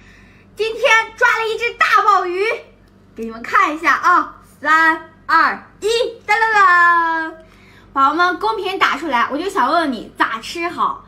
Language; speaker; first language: Chinese; native; Chinese